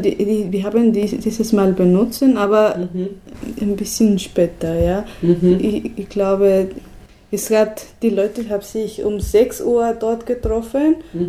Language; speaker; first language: German; non-native, learner; Spanish